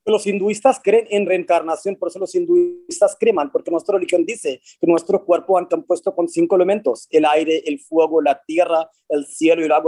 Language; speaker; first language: Spanish; non-native, fluent; Hindi